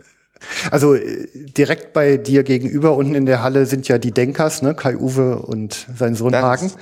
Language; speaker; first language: German; native; German